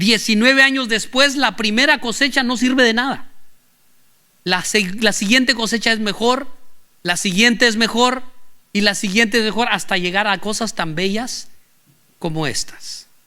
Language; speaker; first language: Spanish; native; Spanish